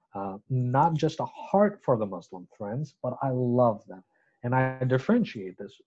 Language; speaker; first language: English; non-native, local second language; Bangla